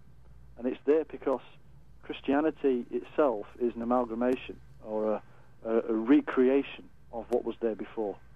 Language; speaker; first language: English; native; English